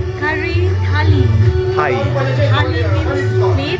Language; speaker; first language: English; non-native, fluent; Nepali